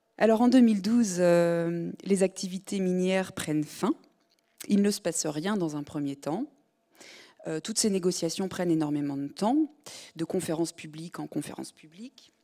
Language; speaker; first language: French; native; French